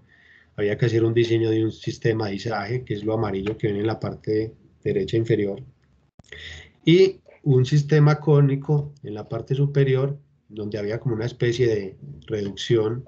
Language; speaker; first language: Spanish; native; Spanish